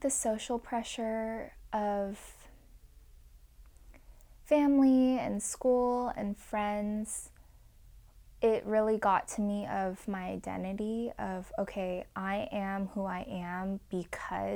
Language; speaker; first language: English; native; English